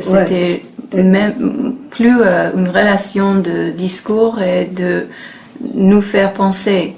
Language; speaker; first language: French; non-native, learner; English